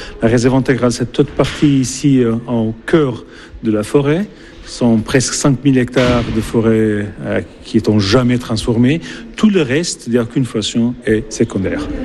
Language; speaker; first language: French; non-native, fluent; Portuguese